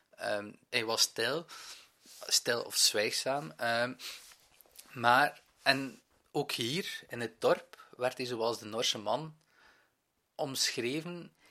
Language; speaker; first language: Dutch; native; Dutch